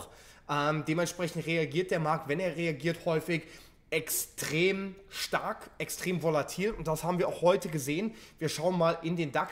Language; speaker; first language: German; native; German